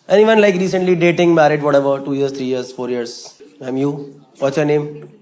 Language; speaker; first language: English; non-native, local second language; Hindi